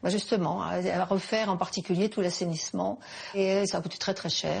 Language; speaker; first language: French; native; French